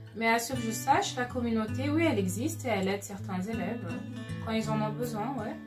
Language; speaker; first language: French; non-native, local second language; Lingala